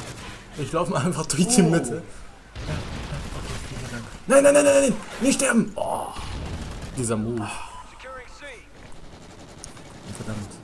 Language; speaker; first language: German; native; German